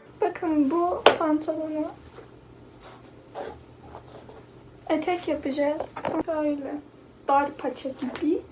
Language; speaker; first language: Turkish; native; Turkish